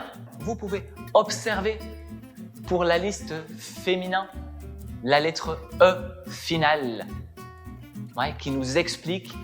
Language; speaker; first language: French; non-native, fluent; Spanish